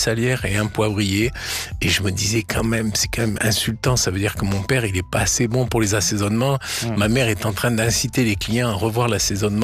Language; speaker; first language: French; native; French